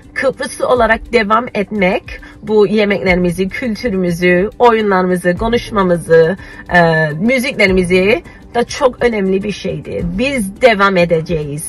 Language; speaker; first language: Turkish; early bilingual, heritage; Turkish